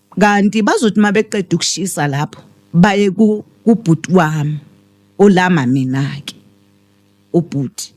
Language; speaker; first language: Zulu; native; Zulu